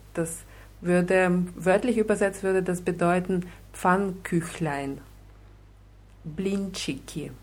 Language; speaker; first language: German; non-native, fluent; Russian